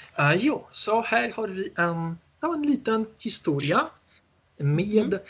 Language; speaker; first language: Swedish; non-native, learner; Polish